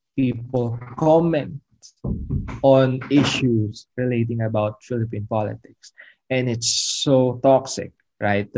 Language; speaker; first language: English; non-native, local second language; Filipino